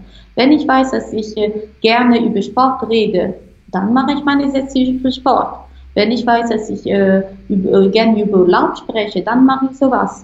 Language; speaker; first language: German; non-native, fluent; Italian